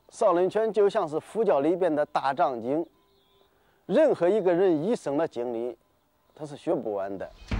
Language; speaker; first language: Chinese; native; Chinese